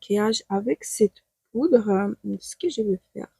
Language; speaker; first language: French; non-native, fluent; Ukrainian